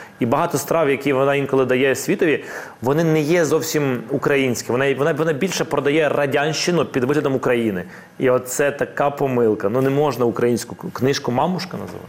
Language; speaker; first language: Ukrainian; non-native, local second language; Russian